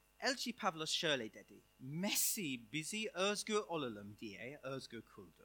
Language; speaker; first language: Turkish; non-native, fluent; English